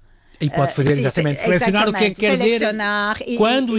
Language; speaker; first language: Portuguese; native; Portuguese